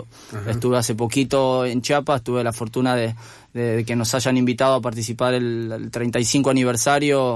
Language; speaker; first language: Spanish; native; Spanish